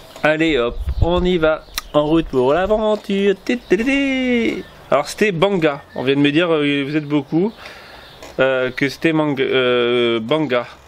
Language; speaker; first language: French; native; French